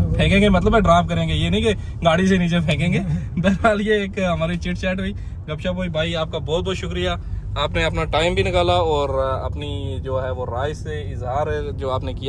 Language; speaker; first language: Hindi; native; Hindi